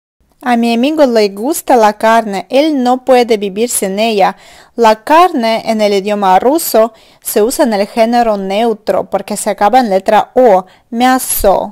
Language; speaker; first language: Spanish; non-native, fluent; Russian